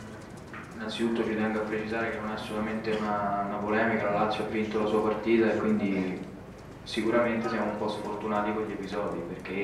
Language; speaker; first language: Italian; native; Italian